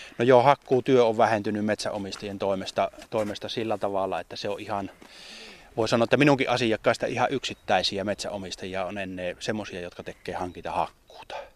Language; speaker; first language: Finnish; native; Finnish